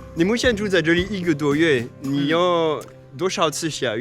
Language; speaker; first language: Chinese; non-native, fluent; French